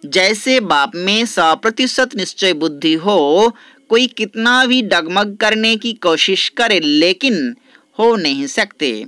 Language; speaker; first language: Hindi; non-native, local second language; Bangla